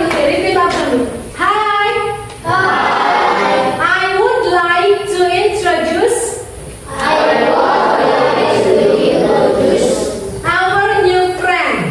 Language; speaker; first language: English; non-native, fluent; Indonesian